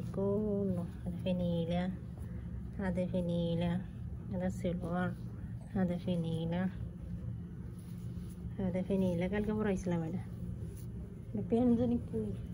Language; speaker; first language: Arabic; non-native, learner; Bangla